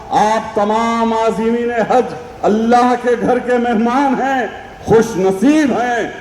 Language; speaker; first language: Urdu; native; Urdu